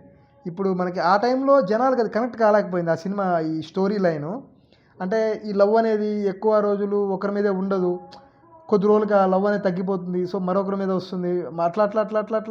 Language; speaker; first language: Telugu; native; Telugu